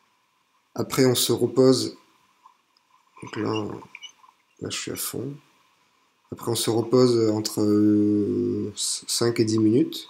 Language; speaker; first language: French; native; French